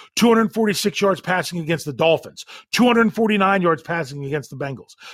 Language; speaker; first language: English; native; English